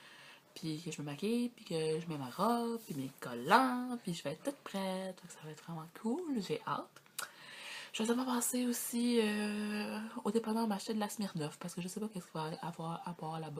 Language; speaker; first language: French; native; French